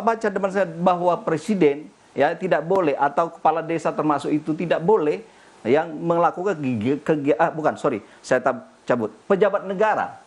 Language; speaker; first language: Indonesian; native; Indonesian